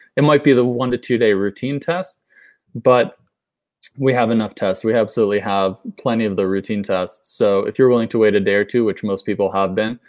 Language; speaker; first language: English; native; English